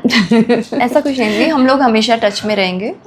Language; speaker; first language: Hindi; native; Hindi